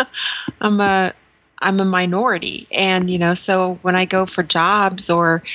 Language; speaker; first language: English; native; English